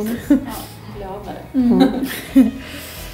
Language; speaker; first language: Swedish; native; Swedish